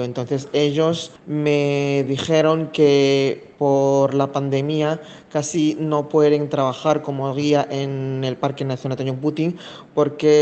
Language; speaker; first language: Spanish; non-native, fluent; Indonesian